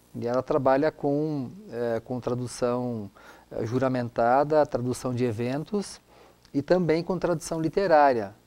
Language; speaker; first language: Portuguese; non-native, local second language; German